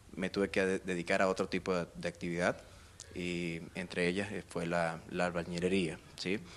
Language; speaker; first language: Spanish; native; Spanish